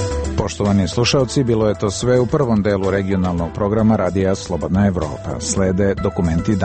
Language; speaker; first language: Croatian; native; Croatian